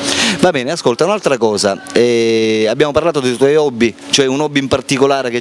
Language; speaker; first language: Italian; native; Italian